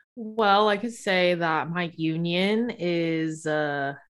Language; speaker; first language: English; native; English